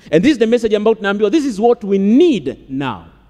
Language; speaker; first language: English; non-native, local second language; Swahili